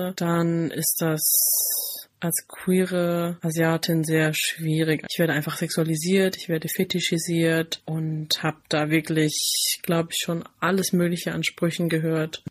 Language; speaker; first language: German; native; German